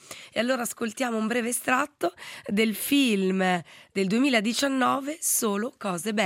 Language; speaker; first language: Italian; native; Italian